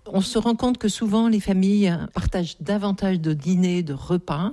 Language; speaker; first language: French; native; French